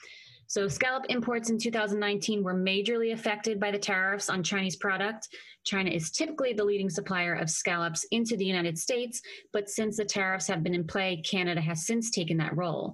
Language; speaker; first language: English; native; English